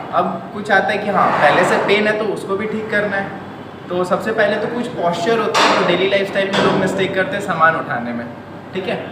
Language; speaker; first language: Hindi; native; Hindi